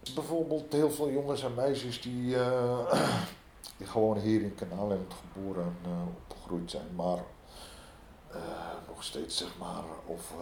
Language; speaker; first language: Dutch; early bilingual, other home language; Arabic